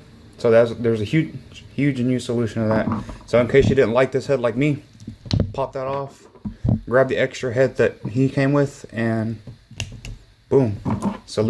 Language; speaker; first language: English; native; English